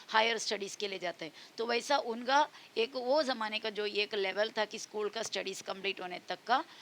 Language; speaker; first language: Hindi; non-native, local second language; Marathi